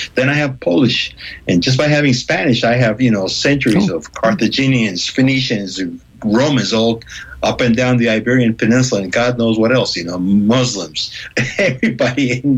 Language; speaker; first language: English; non-native, fluent; Spanish